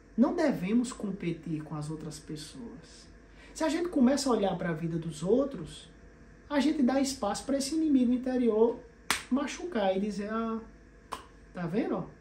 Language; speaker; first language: Portuguese; native; Portuguese